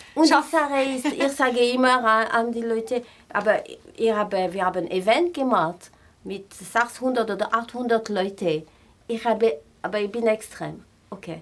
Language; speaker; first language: German; non-native, fluent; French